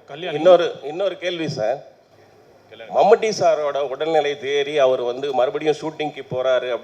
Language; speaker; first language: Tamil; native; Tamil